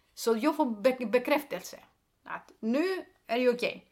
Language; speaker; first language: Swedish; non-native, fluent; Greek